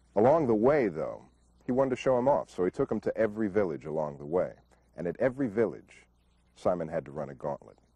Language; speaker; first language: English; native; English